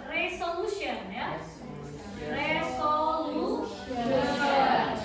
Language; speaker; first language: English; non-native, local second language; Indonesian